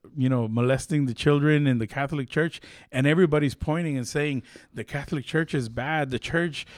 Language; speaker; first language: English; early bilingual, other home language; Spanish